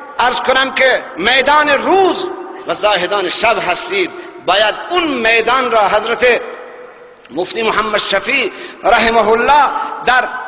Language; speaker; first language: Persian; non-native, local second language; Baluchi